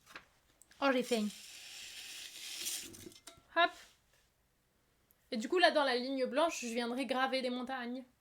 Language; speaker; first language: French; native; French